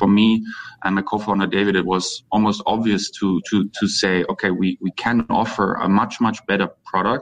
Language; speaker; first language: English; non-native, fluent; German